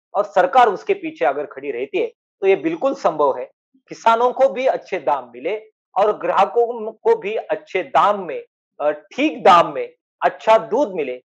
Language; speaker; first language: Hindi; non-native, local second language; Marathi